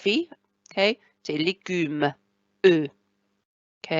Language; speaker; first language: French; non-native, fluent; Welsh